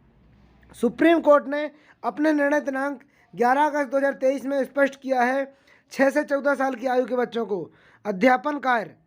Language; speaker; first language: Hindi; native; Hindi